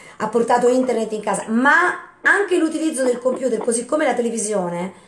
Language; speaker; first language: Italian; native; Italian